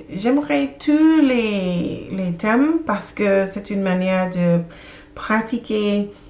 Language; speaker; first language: French; non-native, learner; English